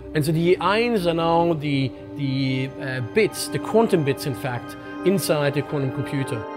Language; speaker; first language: English; non-native, fluent; German